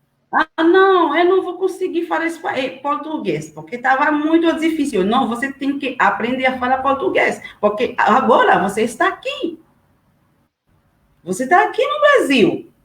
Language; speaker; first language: Portuguese; non-native, learner; Haitian Creole